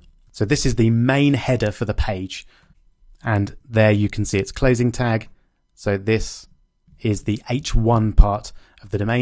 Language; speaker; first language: English; native; English